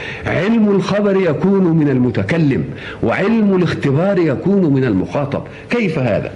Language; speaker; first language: Arabic; native; Arabic